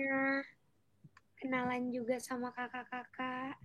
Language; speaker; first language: Indonesian; native; Indonesian